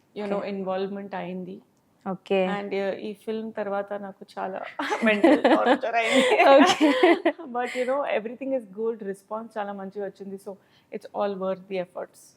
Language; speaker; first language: Telugu; non-native, learner; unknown